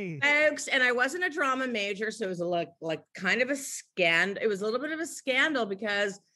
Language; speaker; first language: English; native; English